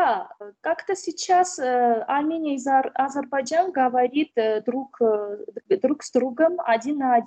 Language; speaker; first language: Russian; non-native, fluent; Armenian